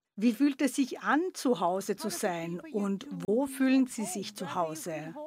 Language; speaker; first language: German; native; German